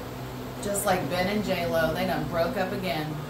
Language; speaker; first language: English; native; English